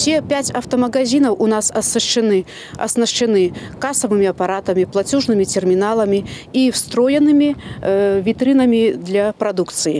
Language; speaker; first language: Russian; native; Russian